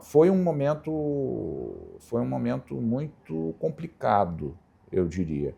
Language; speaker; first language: Portuguese; native; Portuguese